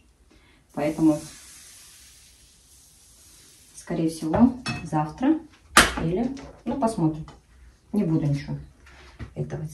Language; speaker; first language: Russian; native; Russian